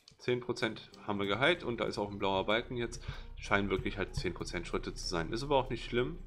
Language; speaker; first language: German; native; German